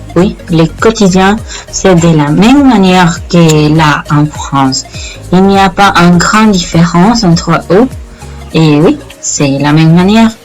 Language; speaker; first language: French; non-native, learner; Spanish